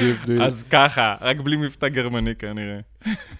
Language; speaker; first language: Hebrew; native; Hebrew